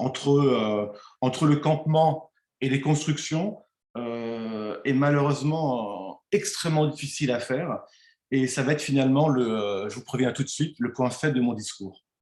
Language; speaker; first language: French; native; French